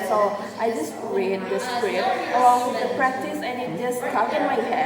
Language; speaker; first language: English; non-native, learner; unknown